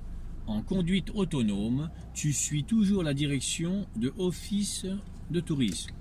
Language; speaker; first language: French; native; French